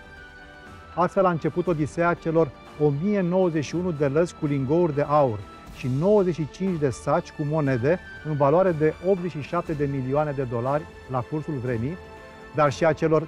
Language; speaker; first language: Romanian; native; Romanian